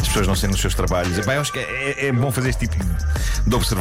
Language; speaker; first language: Portuguese; native; Portuguese